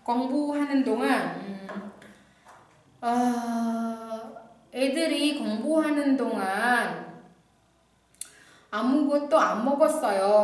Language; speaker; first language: Korean; non-native, fluent; Indonesian